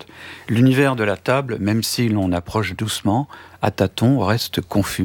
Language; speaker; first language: French; native; French